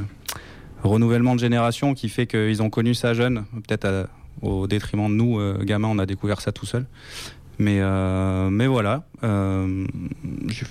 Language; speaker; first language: French; native; French